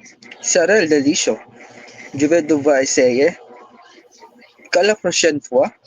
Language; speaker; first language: French; non-native, learner; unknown